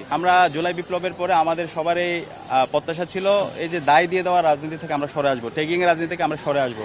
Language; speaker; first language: Bangla; native; Bangla